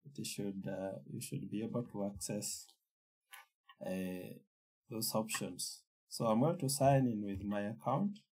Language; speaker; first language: English; non-native, local second language; Kikuyu